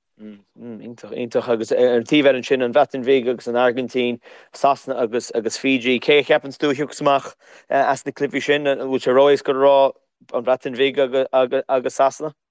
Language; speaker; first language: Irish; native; Irish